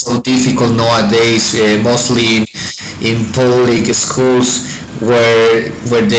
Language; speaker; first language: English; non-native, fluent; Spanish